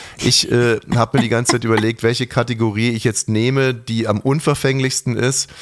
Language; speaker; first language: German; native; German